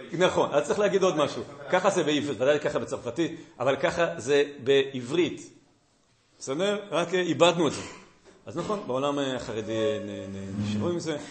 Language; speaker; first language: Hebrew; native; Hebrew